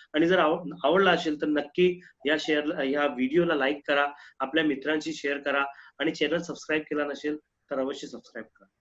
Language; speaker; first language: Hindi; non-native, local second language; Marathi